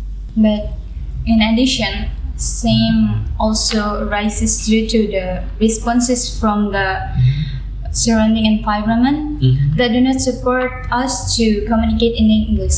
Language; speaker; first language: English; non-native, learner; Indonesian